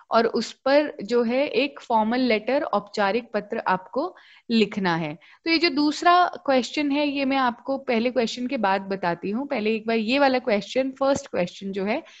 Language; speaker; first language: Hindi; native; Hindi